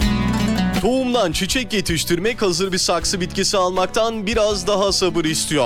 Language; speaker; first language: Turkish; native; Turkish